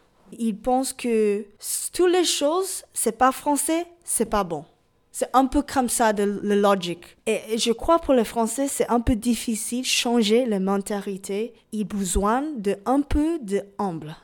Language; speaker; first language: French; non-native, learner; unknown